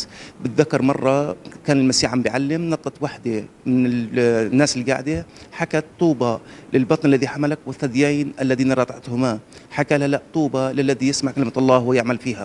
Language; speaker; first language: Arabic; native; Arabic